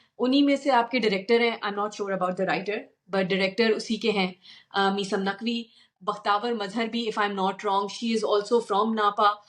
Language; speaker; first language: Urdu; native; Urdu